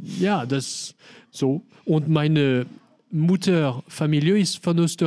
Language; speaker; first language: German; non-native, learner; French